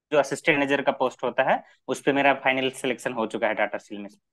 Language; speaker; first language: Hindi; native; Hindi